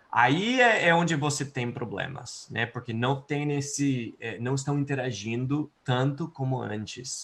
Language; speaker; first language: Portuguese; non-native, fluent; English